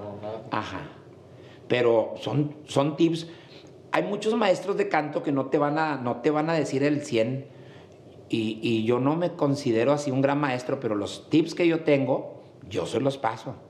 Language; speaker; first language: Spanish; native; Spanish